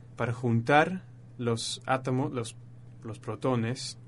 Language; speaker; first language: Spanish; non-native, fluent; English